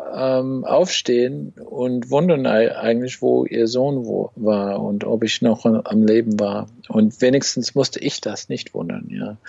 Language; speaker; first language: German; non-native, fluent; English